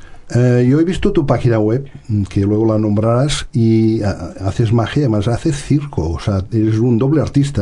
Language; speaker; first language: Spanish; non-native, local second language; Catalan